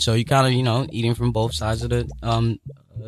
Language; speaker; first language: English; non-native, local second language; Yoruba